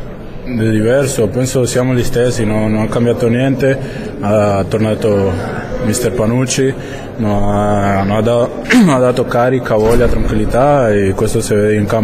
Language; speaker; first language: Italian; non-native, fluent; Spanish